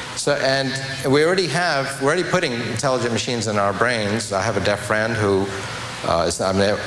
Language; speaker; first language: English; native; English